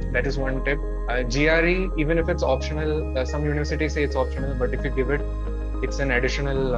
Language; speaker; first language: English; non-native, local second language; Malayalam